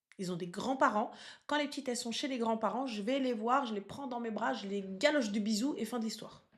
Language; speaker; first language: French; native; French